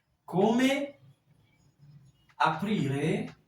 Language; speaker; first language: Italian; non-native, fluent; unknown